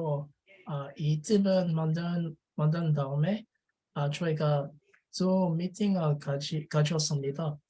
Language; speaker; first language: Korean; non-native, learner; French